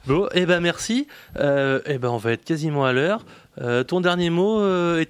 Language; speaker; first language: French; native; French